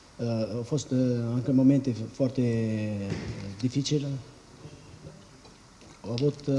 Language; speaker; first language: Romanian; non-native, learner; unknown